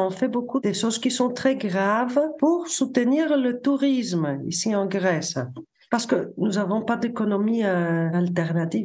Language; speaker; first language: French; non-native, fluent; Greek